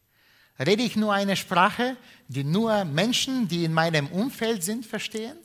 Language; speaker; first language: German; non-native, fluent; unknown